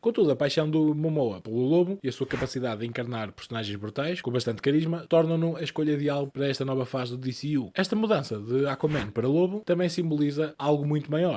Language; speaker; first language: Portuguese; native; Portuguese